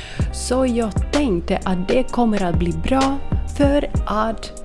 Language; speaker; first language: Swedish; non-native, learner; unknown